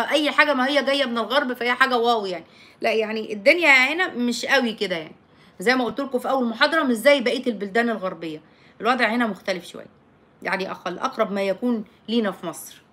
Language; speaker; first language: Arabic; native; Arabic